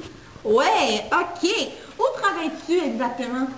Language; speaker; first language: French; non-native, local second language; English